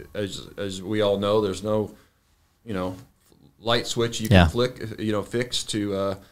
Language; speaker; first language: English; native; English